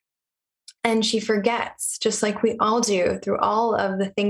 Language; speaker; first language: English; native; English